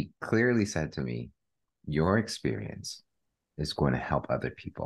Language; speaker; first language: English; native; English